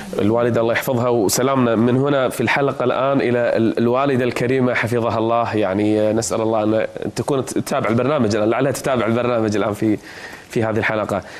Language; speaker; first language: Arabic; native; Arabic